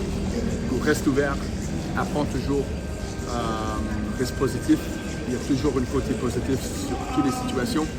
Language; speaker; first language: French; non-native, fluent; English